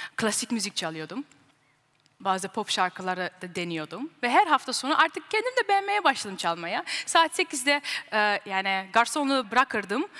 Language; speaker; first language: Turkish; early bilingual, heritage; Turkish